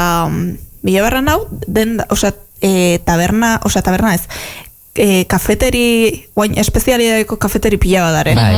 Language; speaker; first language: Basque; native; Basque